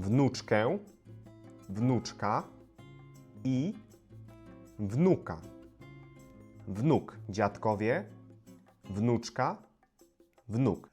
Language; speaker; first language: Polish; native; Polish